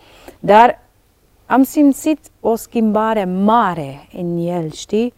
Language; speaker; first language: Romanian; non-native, learner; Dutch